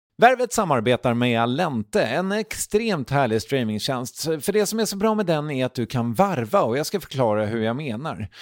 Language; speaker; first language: Swedish; native; Swedish